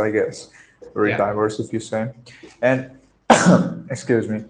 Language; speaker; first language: English; non-native, local second language; Marathi